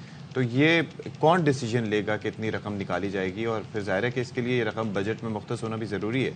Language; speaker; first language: Urdu; native; Urdu